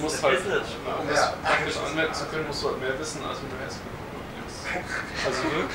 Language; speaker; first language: German; native; German